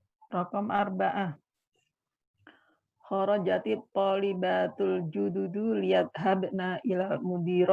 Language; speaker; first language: Arabic; non-native, learner; Indonesian